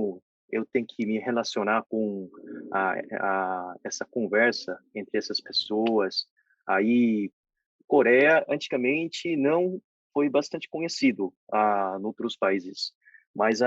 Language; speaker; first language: Portuguese; non-native, fluent; Korean